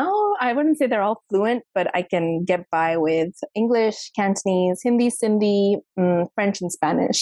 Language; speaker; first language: English; non-native, local second language; Sindhi